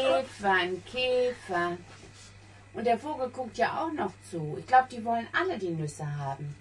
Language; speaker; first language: German; native; German